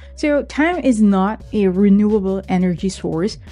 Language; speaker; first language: English; non-native, local second language; Filipino